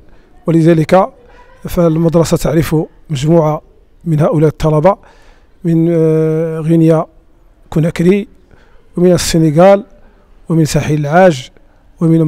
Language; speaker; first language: Arabic; native; Arabic